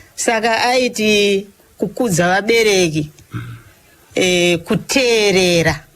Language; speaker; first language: Shona; native; Shona